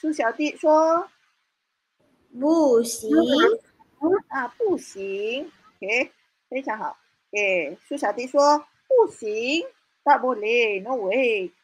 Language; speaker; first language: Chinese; non-native, fluent; Malay